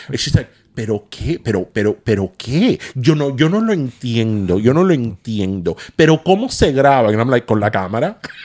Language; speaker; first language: Spanish; early bilingual, heritage; Spanish